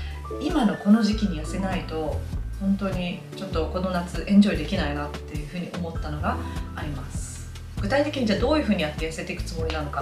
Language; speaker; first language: Japanese; native; Japanese